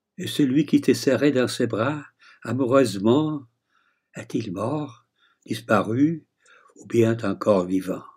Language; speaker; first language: French; non-native, fluent; Italian